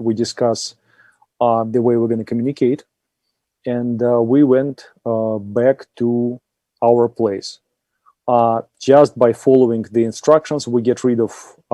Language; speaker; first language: English; non-native, fluent; German